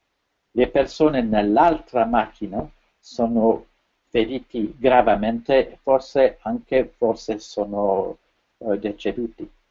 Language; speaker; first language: Italian; non-native, fluent; French